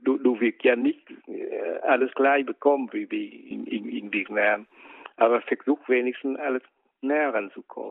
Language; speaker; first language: German; non-native, fluent; Vietnamese